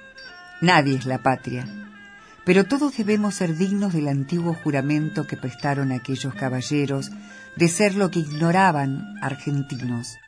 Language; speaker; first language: Spanish; native; Spanish